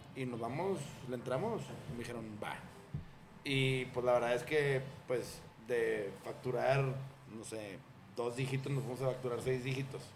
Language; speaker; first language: Spanish; native; Spanish